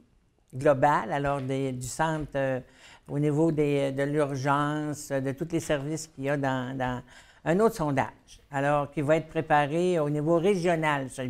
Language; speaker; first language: French; native; French